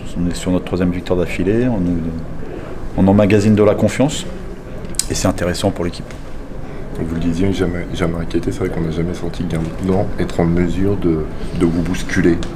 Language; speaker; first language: French; native; French